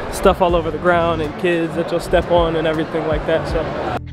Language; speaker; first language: English; native; English